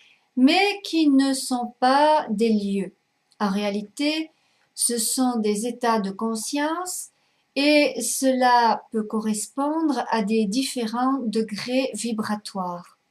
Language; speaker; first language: French; native; French